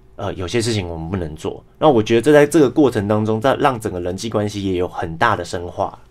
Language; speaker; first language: Chinese; non-native, local second language; English